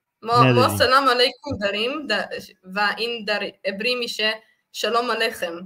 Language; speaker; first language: Persian; non-native, fluent; Hebrew